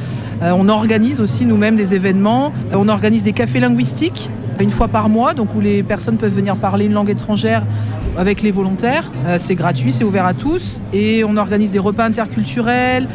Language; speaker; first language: French; native; French